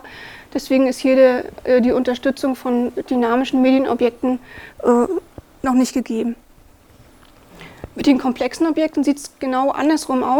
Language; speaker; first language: German; native; German